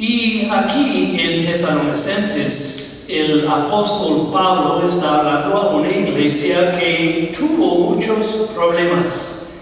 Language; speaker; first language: Spanish; non-native, fluent; English